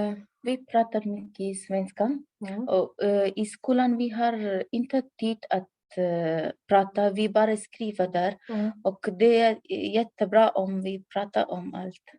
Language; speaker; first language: Swedish; non-native, learner; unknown